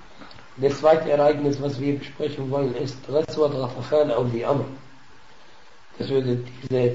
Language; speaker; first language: German; non-native, fluent; Arabic